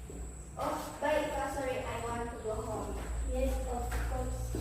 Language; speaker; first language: English; non-native, learner; Indonesian